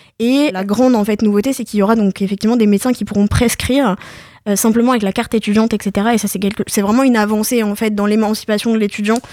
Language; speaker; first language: French; native; French